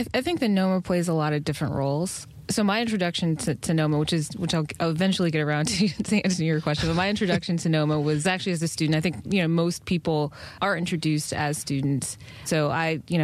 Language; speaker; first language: English; native; English